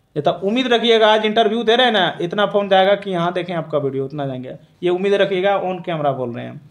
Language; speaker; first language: Hindi; native; Hindi